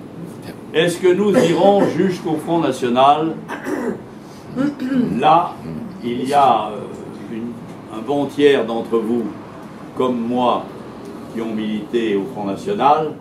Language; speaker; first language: French; native; French